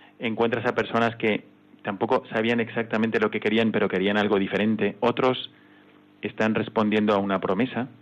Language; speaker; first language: Spanish; native; Spanish